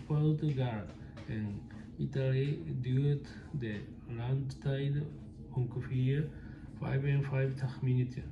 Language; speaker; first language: Dutch; non-native, learner; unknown